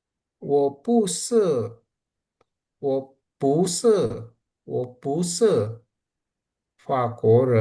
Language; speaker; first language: Chinese; non-native, learner; Indonesian